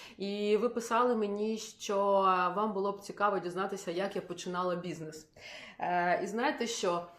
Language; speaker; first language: Ukrainian; non-native, local second language; Russian